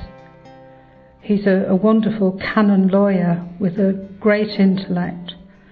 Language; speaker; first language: English; native; English